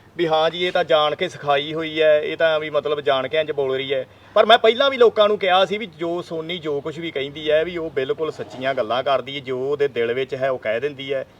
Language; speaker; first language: Punjabi; native; Punjabi